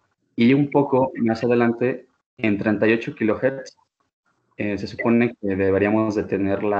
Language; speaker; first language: Spanish; native; Spanish